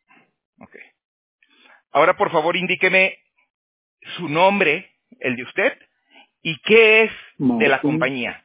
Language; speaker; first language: Spanish; native; Spanish